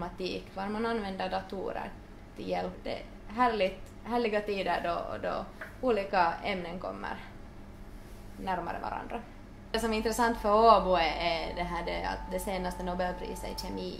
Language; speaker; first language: Swedish; non-native, local second language; Finnish